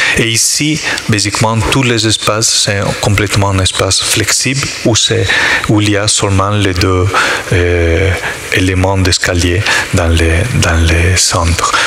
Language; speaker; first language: French; non-native, learner; Italian